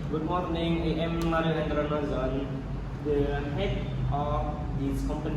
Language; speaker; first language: English; non-native, learner; Indonesian